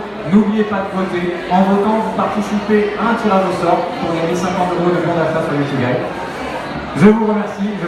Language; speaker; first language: French; native; French